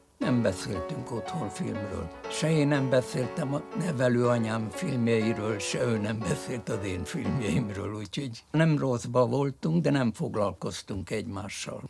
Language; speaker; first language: Hungarian; early bilingual, other home language; French